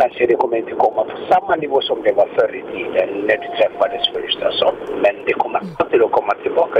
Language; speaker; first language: Swedish; non-native, fluent; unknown